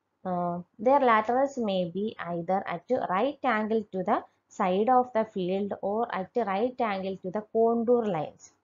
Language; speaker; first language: English; non-native, local second language; Malayalam